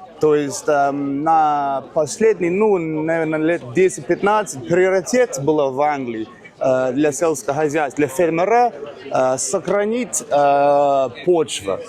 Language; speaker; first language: Russian; non-native, learner; English